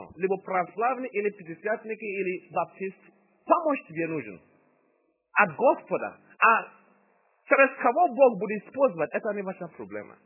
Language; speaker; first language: Russian; non-native, fluent; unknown